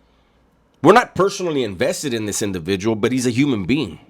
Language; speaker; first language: English; native; English